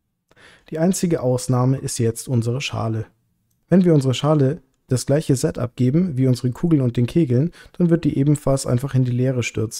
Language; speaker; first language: German; native; German